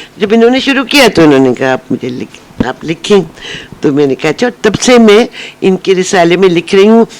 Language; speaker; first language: Urdu; native; Urdu